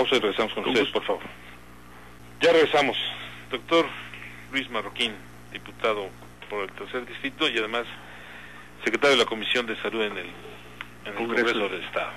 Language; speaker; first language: Spanish; native; Spanish